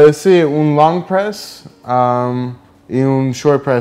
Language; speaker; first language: Spanish; early bilingual, heritage; Spanish